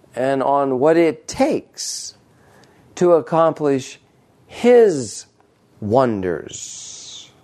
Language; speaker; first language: English; native; English